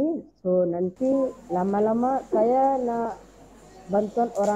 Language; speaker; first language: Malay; non-native, local second language; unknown